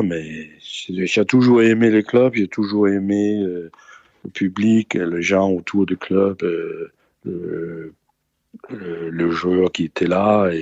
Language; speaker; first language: French; non-native, fluent; Danish